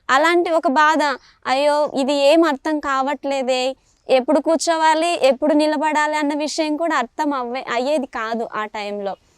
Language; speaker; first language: Telugu; native; Telugu